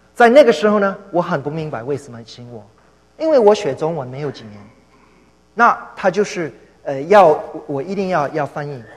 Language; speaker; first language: Chinese; non-native, fluent; English